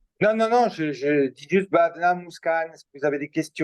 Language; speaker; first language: French; native; French